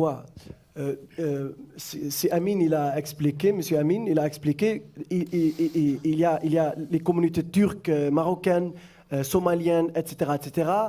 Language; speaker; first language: French; non-native, fluent; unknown